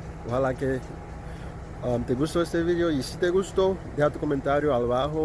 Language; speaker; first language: Spanish; non-native, learner; Haitian Creole